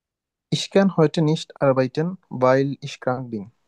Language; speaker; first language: German; non-native, learner; Bangla